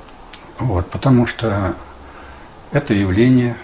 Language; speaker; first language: Russian; native; Russian